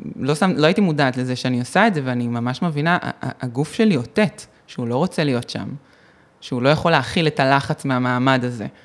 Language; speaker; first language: Hebrew; native; Hebrew